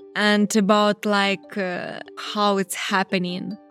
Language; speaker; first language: English; non-native, fluent; Ukrainian